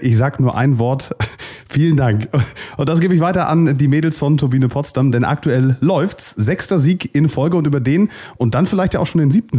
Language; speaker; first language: German; native; German